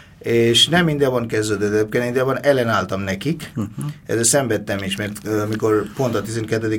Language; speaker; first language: Hungarian; non-native, fluent; Bangla